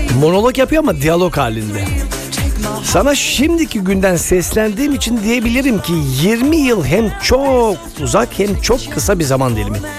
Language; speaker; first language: Turkish; native; Turkish